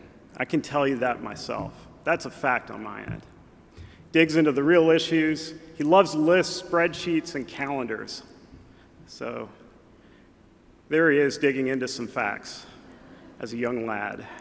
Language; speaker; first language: English; native; English